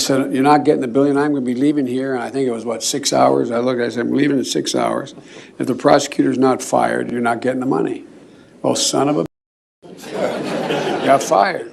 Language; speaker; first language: English; native; English